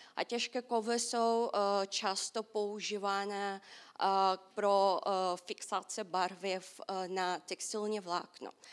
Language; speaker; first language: Czech; non-native, fluent; Russian